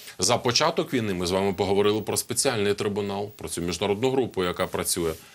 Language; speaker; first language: Ukrainian; non-native, local second language; Russian